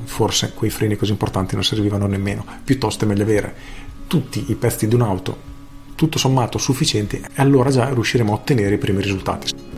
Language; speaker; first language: Italian; native; Italian